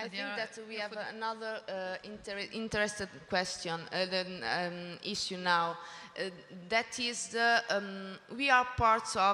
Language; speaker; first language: English; non-native, learner; Italian